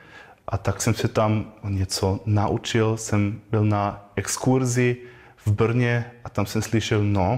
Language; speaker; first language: Czech; non-native, learner; German